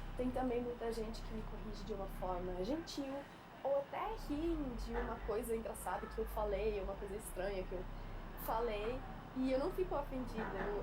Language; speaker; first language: Portuguese; non-native, fluent; Swiss German